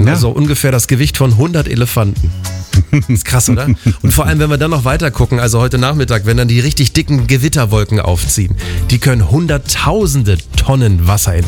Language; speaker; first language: German; native; German